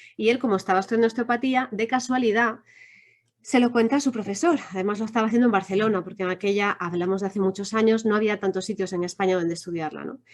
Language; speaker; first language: Spanish; native; Spanish